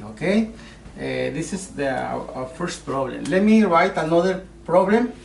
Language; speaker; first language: English; non-native, learner; Spanish